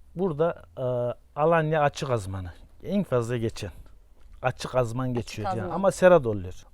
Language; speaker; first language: Turkish; native; Turkish